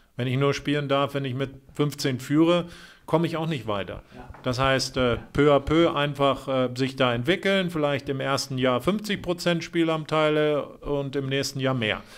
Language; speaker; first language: German; native; German